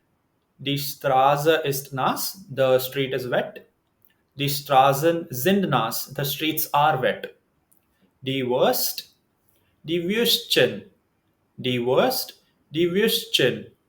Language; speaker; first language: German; non-native, learner; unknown